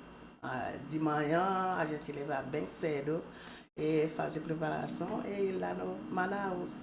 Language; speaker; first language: Portuguese; non-native, learner; Haitian Creole